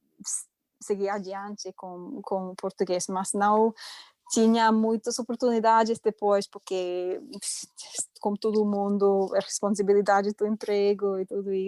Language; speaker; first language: Portuguese; non-native, fluent; English